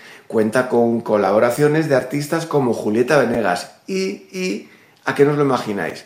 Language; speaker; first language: Spanish; native; Spanish